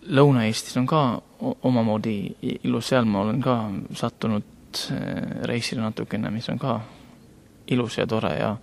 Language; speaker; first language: Estonian; non-native, fluent; Norwegian